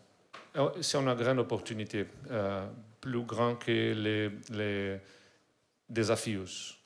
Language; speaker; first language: French; non-native, learner; Portuguese